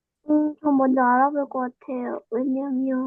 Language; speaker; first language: Korean; early bilingual, heritage; Korean